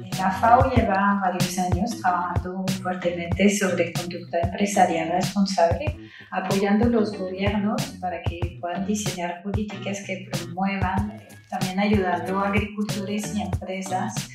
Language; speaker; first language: Spanish; native; Spanish